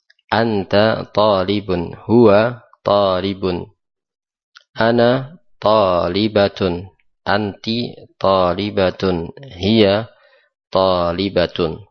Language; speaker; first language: Arabic; non-native, fluent; Indonesian